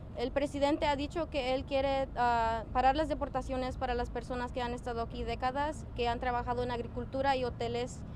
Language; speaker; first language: Spanish; early bilingual, heritage; Spanish